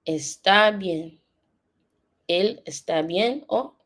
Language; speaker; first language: Spanish; non-native, learner; English